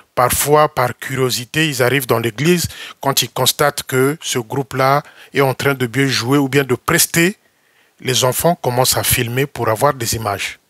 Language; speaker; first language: French; non-native, local second language; Lingala